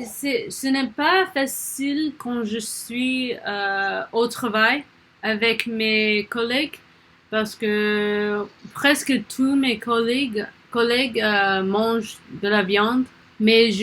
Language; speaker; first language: French; non-native, learner; English